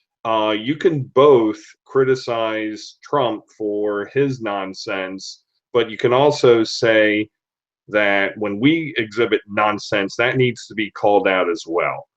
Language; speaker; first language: English; native; English